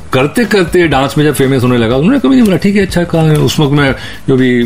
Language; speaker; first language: Hindi; native; Hindi